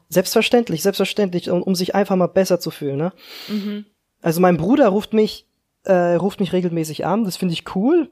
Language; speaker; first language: German; early bilingual, other home language; Czech